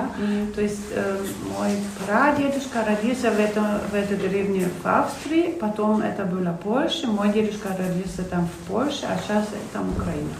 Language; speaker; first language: Russian; non-native, fluent; German